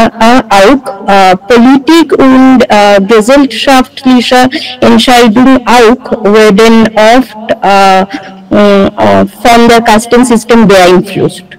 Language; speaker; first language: German; non-native, learner; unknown